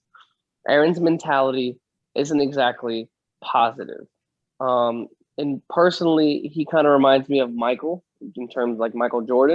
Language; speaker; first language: English; native; English